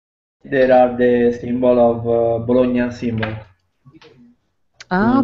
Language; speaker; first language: English; non-native, fluent; Italian